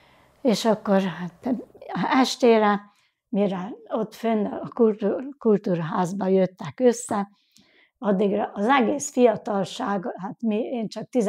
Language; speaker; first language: Hungarian; native; Hungarian